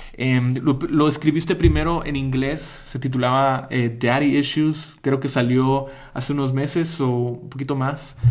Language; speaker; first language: Spanish; early bilingual, heritage; Spanish